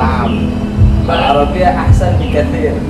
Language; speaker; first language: Arabic; non-native, learner; Indonesian